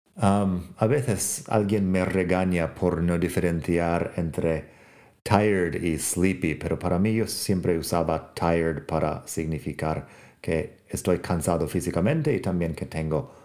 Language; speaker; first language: Spanish; non-native, fluent; English